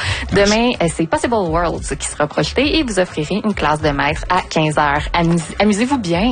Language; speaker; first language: French; native; French